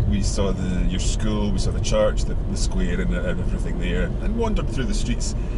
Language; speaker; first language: English; native; English